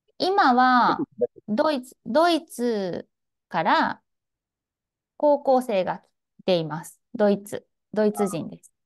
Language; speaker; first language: Japanese; native; Japanese